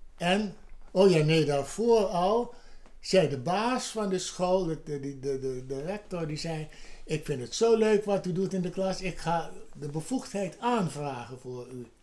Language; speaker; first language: Dutch; native; Dutch